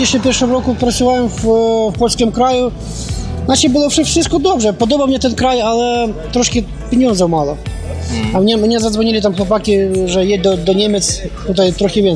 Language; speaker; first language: Polish; non-native, learner; Ukrainian